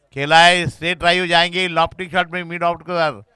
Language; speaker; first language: Hindi; non-native, local second language; Marathi